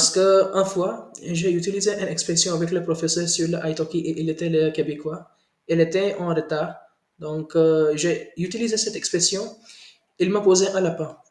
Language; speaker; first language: French; non-native, learner; Hindi